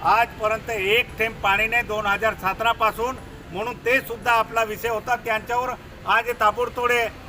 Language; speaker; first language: Marathi; non-native, local second language; Bhili